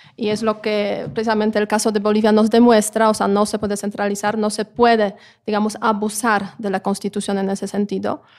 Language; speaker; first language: Spanish; non-native, fluent; Polish